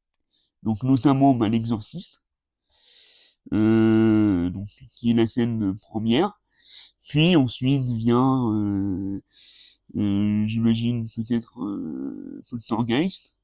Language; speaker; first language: French; native; French